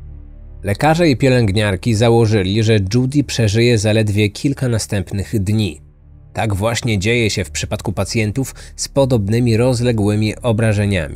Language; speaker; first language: Polish; native; Polish